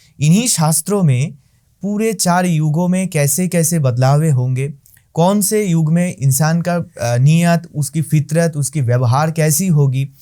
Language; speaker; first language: Hindi; non-native, local second language; Bangla